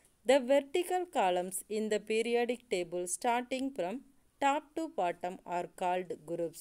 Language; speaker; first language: English; non-native, local second language; Tamil